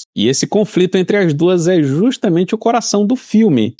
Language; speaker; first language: Portuguese; native; Portuguese